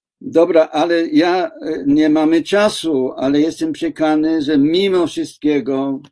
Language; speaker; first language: Polish; non-native, fluent; English